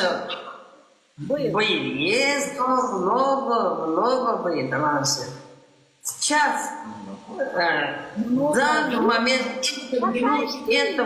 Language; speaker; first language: Russian; non-native, local second language; Turkmen